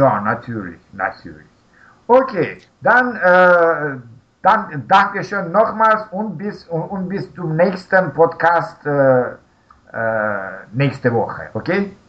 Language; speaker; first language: German; non-native, learner; Russian